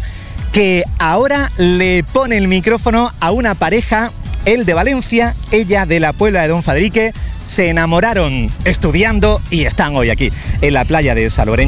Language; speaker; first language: Spanish; native; Spanish